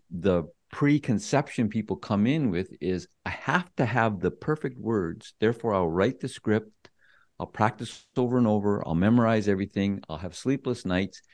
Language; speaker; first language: English; native; English